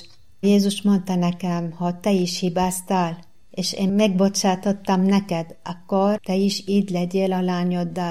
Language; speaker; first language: Hungarian; non-native, learner; Arabic